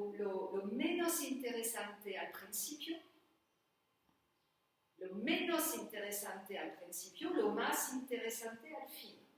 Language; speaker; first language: Spanish; non-native, learner; French